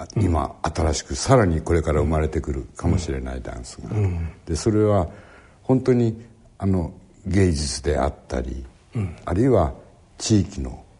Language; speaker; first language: Japanese; native; Japanese